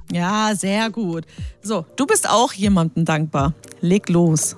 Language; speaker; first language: German; native; German